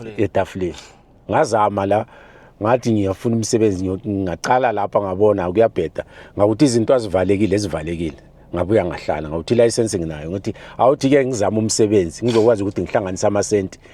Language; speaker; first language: Zulu; native; Zulu